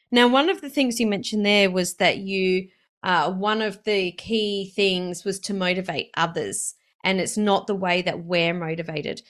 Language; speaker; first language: English; native; English